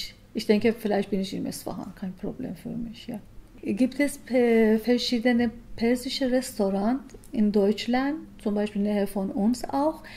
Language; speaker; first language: German; non-native, learner; Persian